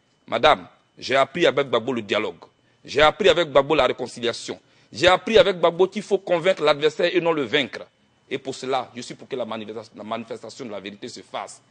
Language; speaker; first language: French; non-native, local second language; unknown